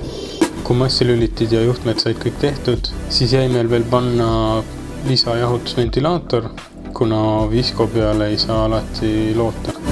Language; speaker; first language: Estonian; native; Estonian